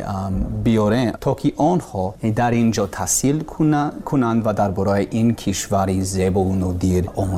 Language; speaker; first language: Persian; non-native, learner; English